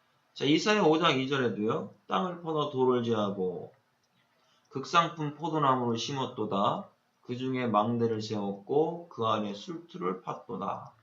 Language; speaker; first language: Korean; native; Korean